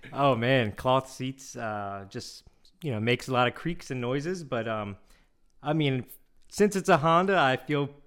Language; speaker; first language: English; non-native, fluent; Korean